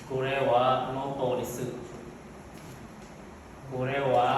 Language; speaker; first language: Japanese; non-native, learner; Vietnamese